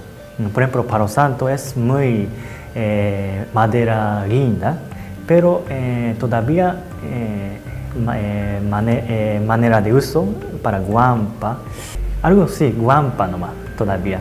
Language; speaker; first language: Spanish; non-native, learner; Japanese